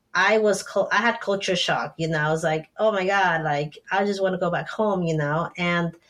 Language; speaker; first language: English; non-native, fluent; Spanish